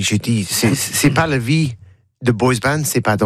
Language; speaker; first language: French; non-native, learner; English